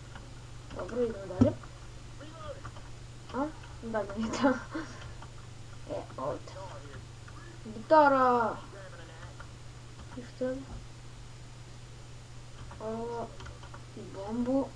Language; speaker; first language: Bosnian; early bilingual, heritage; Bosnian